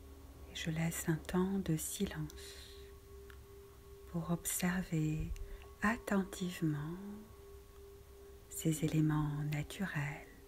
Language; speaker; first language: French; native; French